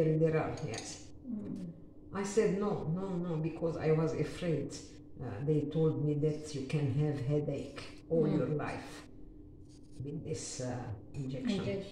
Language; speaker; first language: English; non-native, learner; Arabic